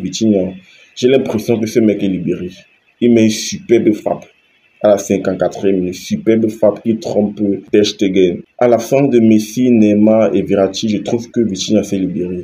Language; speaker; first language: French; native; French